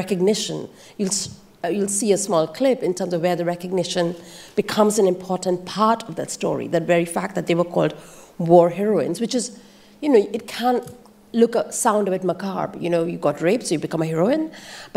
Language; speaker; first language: English; non-native, local second language; Bangla